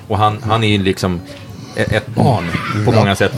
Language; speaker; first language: Swedish; native; Swedish